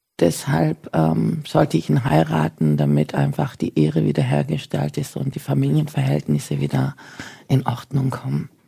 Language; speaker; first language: German; early bilingual, other home language; Turkish